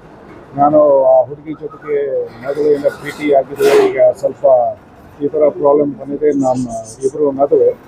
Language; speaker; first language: Kannada; non-native, local second language; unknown